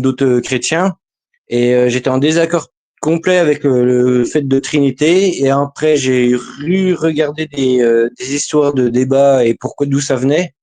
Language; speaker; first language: French; native; French